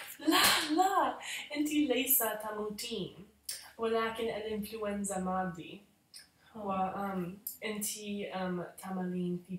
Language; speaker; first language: Arabic; non-native, learner; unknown